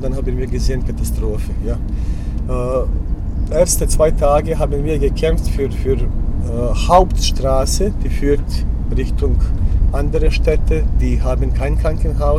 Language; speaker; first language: German; non-native, learner; Bosnian